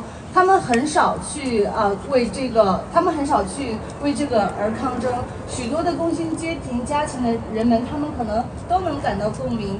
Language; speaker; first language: Chinese; native; Chinese